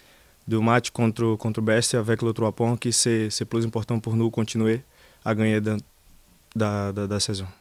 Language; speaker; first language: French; non-native, learner; Portuguese